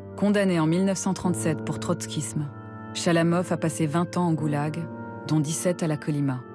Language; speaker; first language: French; non-native, fluent; Russian